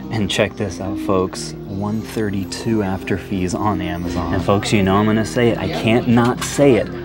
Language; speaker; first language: English; native; English